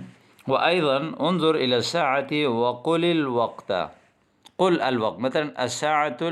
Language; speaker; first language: Arabic; non-native, fluent; Urdu